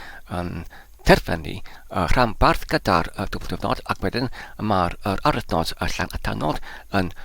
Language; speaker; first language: Welsh; non-native, learner; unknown